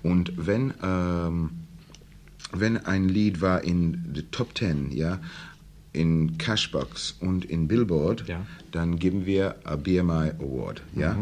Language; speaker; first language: German; non-native, learner; English